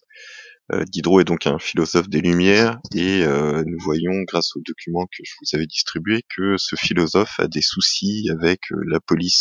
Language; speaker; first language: French; native; French